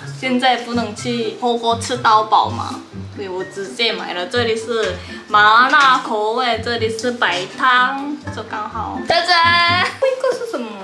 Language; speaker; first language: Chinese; non-native, fluent; Korean